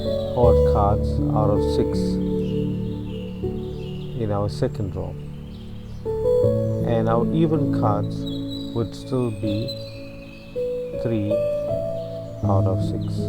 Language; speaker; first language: English; native; English